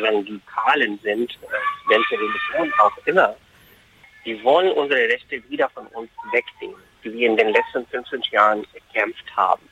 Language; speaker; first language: German; non-native, fluent; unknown